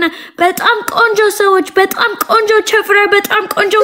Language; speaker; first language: Amharic; non-native, learner; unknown